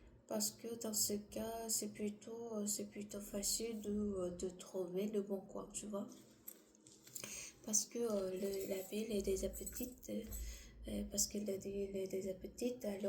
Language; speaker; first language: French; non-native, learner; Korean